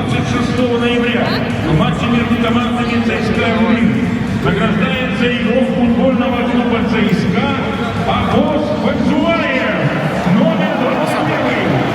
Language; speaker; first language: Russian; native; Russian